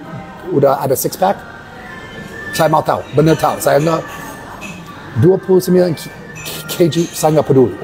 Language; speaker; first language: Indonesian; non-native, learner; English